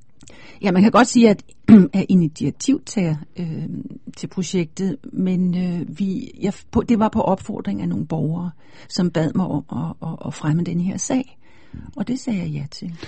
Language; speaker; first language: Danish; native; Danish